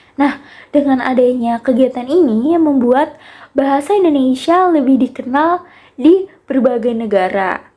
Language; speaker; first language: Indonesian; native; Indonesian